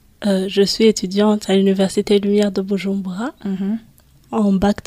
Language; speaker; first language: French; non-native, local second language; Rundi